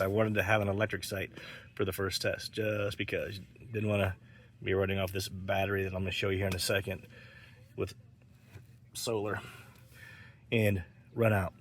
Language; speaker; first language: English; native; English